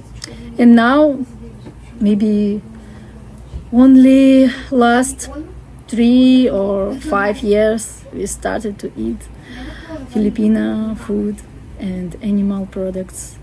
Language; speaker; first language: English; non-native, fluent; Russian